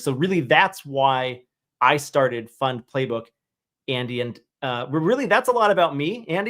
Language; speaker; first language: English; native; English